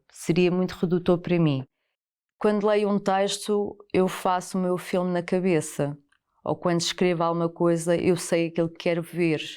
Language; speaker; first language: Portuguese; early bilingual, other home language; French